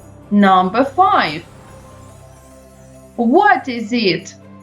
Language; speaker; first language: English; non-native, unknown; Ukrainian